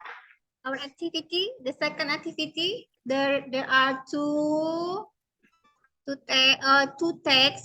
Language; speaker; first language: English; non-native, learner; Indonesian